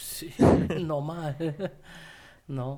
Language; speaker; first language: Spanish; non-native, fluent; German